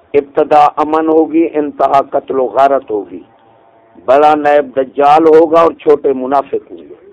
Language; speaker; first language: Urdu; non-native, local second language; Punjabi